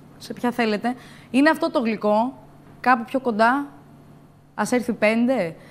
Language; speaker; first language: Greek; native; Greek